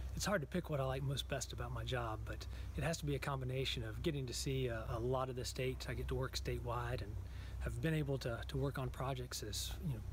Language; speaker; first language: English; native; English